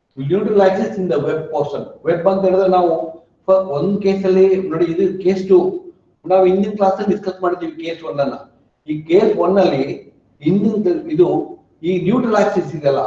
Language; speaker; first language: English; non-native, local second language; Kannada